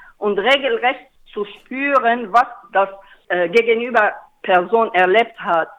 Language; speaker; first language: German; non-native, learner; Arabic